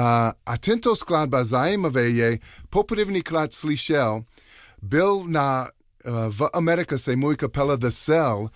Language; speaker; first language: Czech; non-native, learner; English